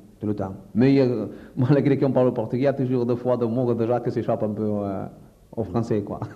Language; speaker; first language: French; non-native, fluent; Portuguese